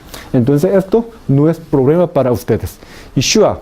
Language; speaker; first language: Spanish; non-native, fluent; Korean